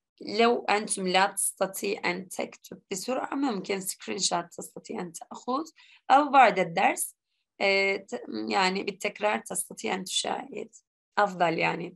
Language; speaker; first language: Arabic; non-native, learner; Turkish